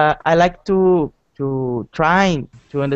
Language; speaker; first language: English; non-native, learner; Portuguese